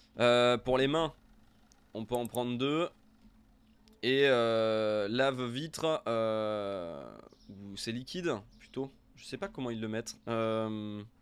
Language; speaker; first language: French; native; French